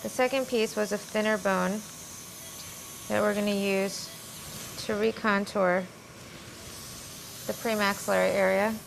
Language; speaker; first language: English; native; English